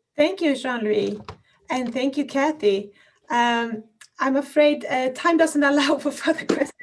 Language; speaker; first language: English; non-native, fluent; Swedish